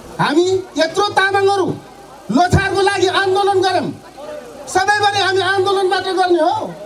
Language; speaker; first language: Nepali; non-native, local second language; Eastern Tamang